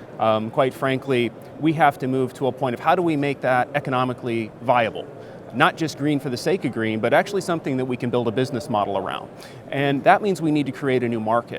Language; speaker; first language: English; native; English